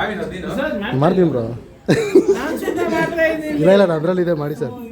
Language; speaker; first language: Kannada; native; Kannada